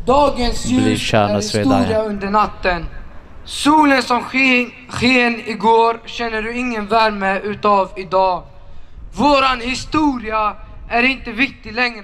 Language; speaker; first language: Swedish; early bilingual, other home language; Assyrian Neo-Aramaic